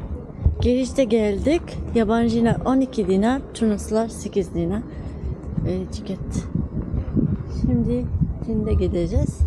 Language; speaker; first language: Turkish; non-native, learner; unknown